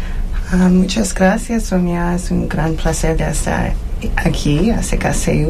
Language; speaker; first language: Spanish; non-native, learner; English